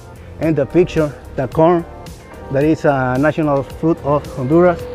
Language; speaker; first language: English; non-native, learner; Spanish